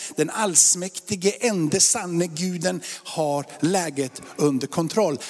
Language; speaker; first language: Swedish; native; Swedish